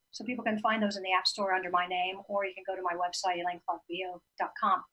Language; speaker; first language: English; native; English